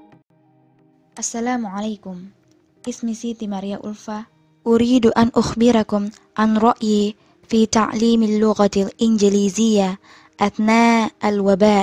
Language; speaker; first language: Arabic; non-native, learner; Indonesian